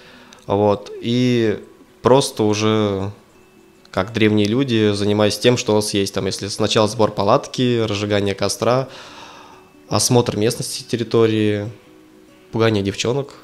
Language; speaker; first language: Russian; native; Russian